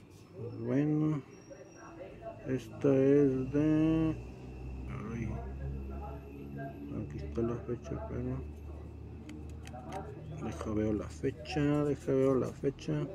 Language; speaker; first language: Spanish; native; Spanish